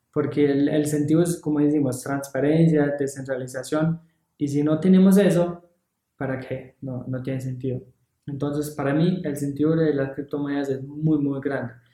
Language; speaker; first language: Spanish; non-native, fluent; English